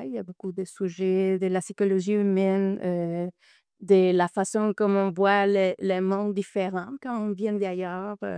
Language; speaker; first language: French; non-native, fluent; Spanish